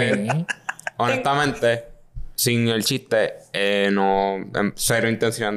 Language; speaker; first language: Spanish; native; Spanish